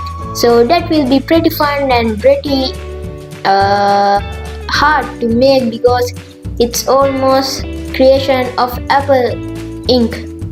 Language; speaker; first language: English; non-native, local second language; Sinhala